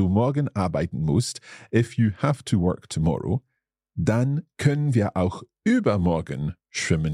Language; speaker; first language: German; non-native, learner; English